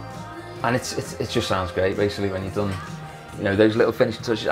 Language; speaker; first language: English; native; English